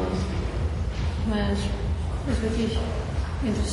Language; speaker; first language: German; non-native, fluent; Spanish